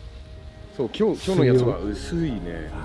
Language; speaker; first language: Japanese; non-native, learner; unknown